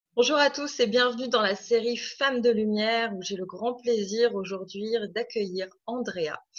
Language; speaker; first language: French; native; French